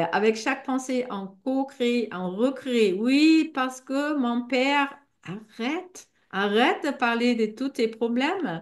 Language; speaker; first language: French; non-native, fluent; German